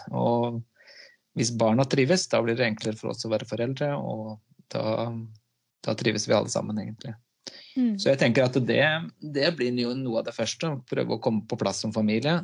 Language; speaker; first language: Norwegian; native; Norwegian